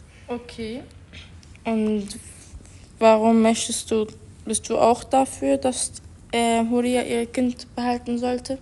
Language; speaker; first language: German; non-native, learner; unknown